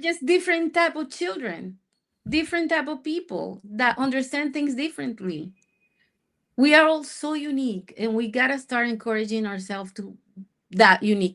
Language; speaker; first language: English; non-native, fluent; Spanish